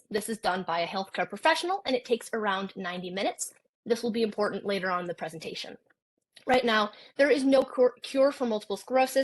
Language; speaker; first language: English; native; English